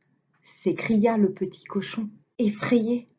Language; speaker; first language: French; native; French